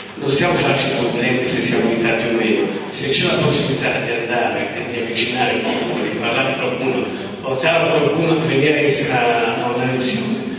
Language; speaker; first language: Italian; early bilingual, other home language; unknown